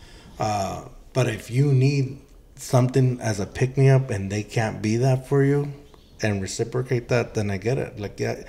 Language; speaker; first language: English; early bilingual, heritage; Spanish